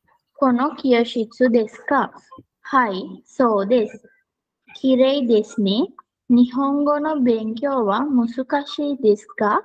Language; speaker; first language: Japanese; non-native, learner; Sinhala